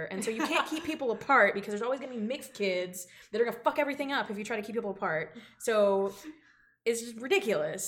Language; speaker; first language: English; native; English